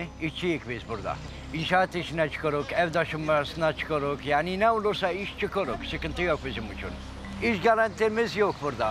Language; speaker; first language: Turkish; non-native, fluent; Arabic